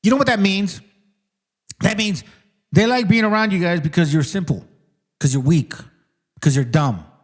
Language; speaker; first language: English; early bilingual, other home language; Spanish